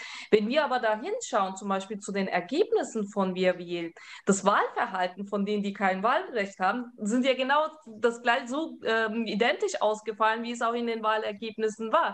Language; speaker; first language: German; early bilingual, other home language; Turkish